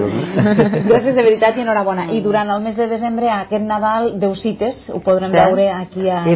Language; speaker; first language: Catalan; native; Catalan